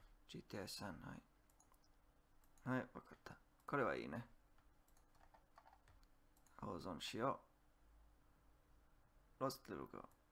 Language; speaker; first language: Japanese; non-native, learner; English